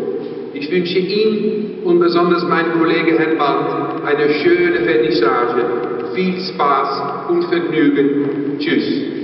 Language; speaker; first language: German; non-native, fluent; Dutch